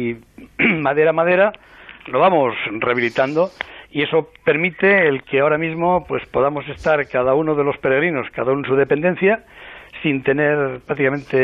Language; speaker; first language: Spanish; native; Spanish